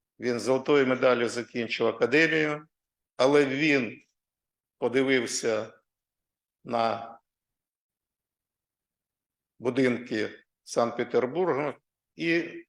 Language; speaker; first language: Ukrainian; non-native, local second language; Russian